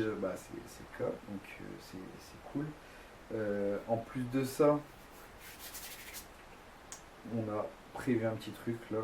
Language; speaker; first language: French; native; French